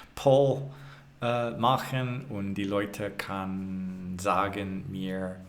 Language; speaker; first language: German; non-native, learner; English